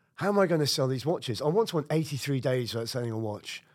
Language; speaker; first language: English; native; English